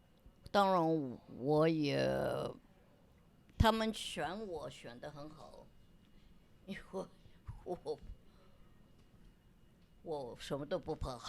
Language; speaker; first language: Chinese; non-native, local second language; Wu Chinese